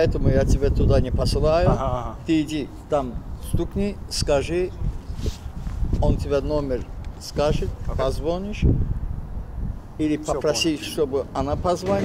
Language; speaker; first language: Russian; non-native, fluent; Azerbaijani